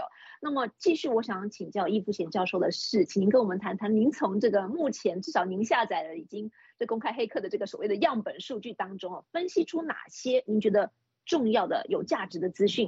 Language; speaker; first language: Chinese; native; Chinese